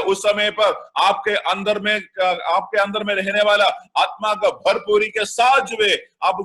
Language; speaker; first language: Hindi; non-native, local second language; Malayalam